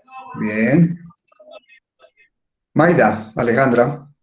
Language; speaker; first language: Spanish; native; Spanish